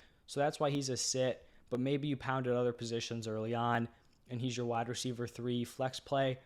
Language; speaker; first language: English; native; English